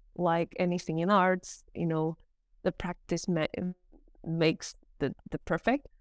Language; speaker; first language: English; non-native, fluent; Portuguese